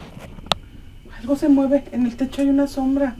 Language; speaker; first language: Spanish; native; Spanish